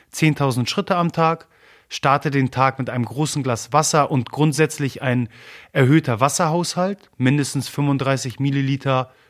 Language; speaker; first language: German; early bilingual, other home language; Polish